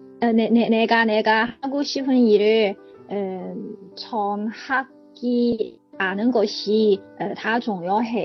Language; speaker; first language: Korean; non-native, learner; Chinese